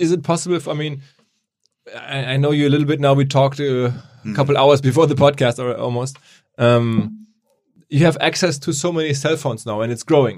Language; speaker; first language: English; non-native, fluent; German